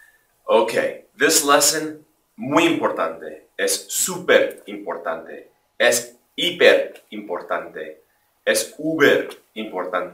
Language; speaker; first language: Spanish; non-native, fluent; English